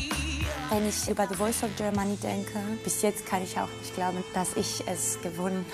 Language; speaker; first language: German; non-native, fluent; Georgian